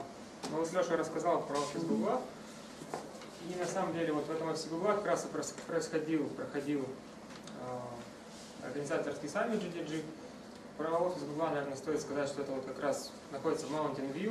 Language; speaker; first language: Russian; native; Russian